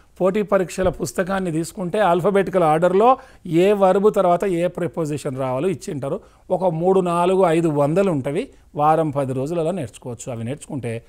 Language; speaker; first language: Telugu; native; Telugu